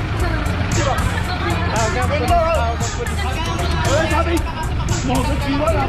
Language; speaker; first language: Filipino; non-native, learner; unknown